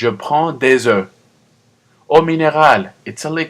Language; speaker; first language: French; non-native, fluent; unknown